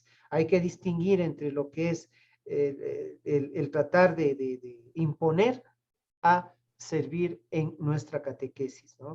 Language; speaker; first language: Spanish; native; Spanish